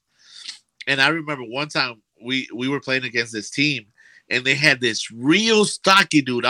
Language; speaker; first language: English; native; English